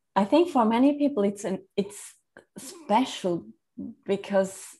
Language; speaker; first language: English; non-native, fluent; Swiss German